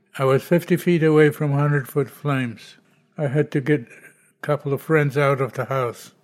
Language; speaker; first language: English; non-native, fluent; Polish